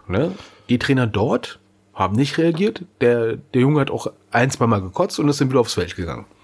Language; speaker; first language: German; native; German